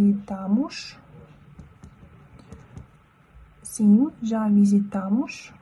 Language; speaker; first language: Portuguese; non-native, learner; Russian